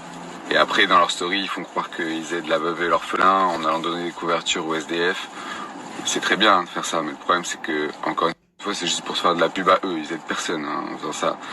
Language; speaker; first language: French; native; French